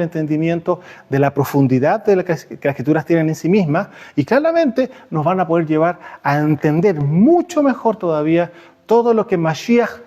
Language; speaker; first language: Spanish; native; Spanish